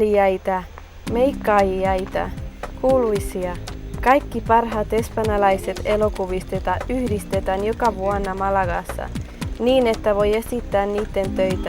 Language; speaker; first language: Finnish; non-native, learner; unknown